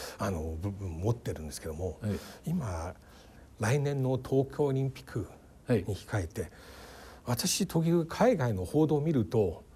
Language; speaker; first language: Japanese; non-native, fluent; Chinese